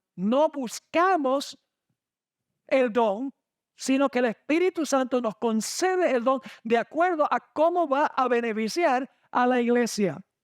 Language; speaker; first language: Spanish; non-native, fluent; English